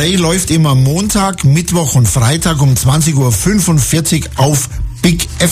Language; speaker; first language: German; native; German